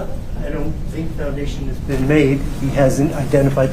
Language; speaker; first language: English; native; English